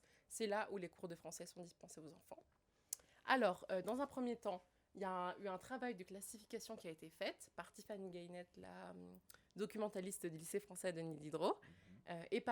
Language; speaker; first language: French; native; French